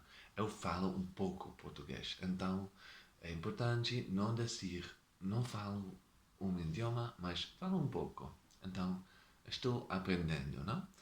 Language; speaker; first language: Portuguese; non-native, learner; Dutch